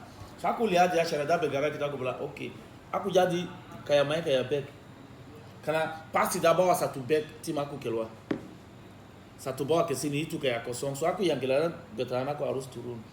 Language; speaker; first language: Indonesian; non-native, fluent; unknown